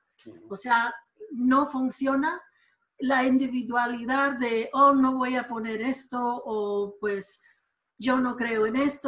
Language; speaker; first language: Spanish; early bilingual, other home language; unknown